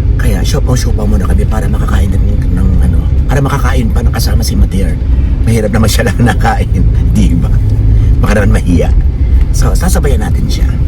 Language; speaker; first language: Filipino; native; Filipino